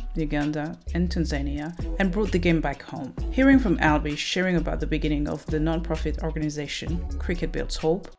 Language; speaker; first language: English; non-native, fluent; Rundi